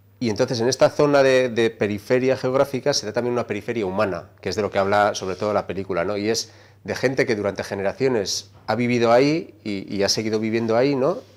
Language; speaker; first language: Spanish; native; Spanish